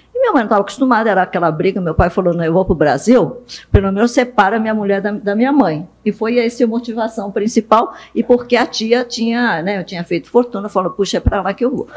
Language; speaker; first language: Portuguese; early bilingual, other home language; Japanese